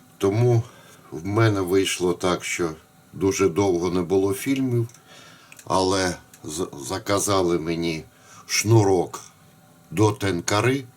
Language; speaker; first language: Ukrainian; non-native, local second language; Russian